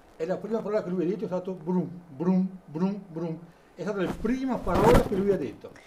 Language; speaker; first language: Italian; native; Italian